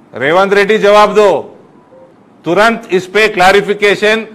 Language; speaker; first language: Hindi; non-native, local second language; Telugu